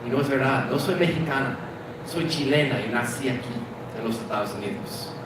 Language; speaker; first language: Spanish; non-native, fluent; English